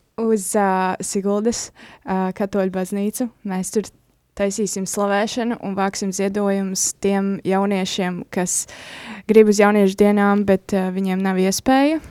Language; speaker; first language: Latvian; native; Latvian